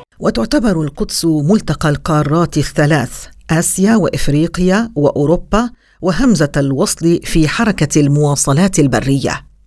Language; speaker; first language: Arabic; native; Arabic